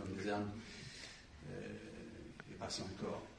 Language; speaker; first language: French; non-native, fluent; English